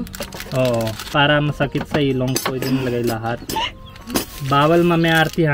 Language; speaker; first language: Filipino; non-native, learner; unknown